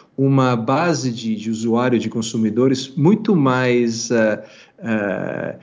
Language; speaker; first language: Portuguese; non-native, fluent; Italian